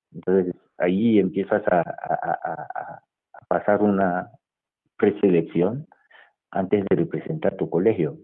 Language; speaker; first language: Spanish; non-native, fluent; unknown